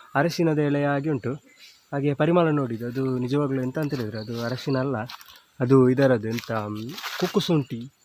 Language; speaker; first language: Kannada; non-native, local second language; Tulu